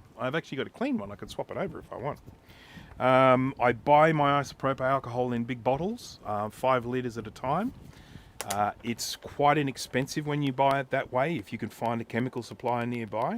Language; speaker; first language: English; native; English